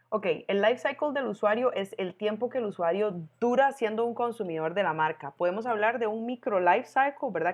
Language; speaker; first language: Spanish; native; Spanish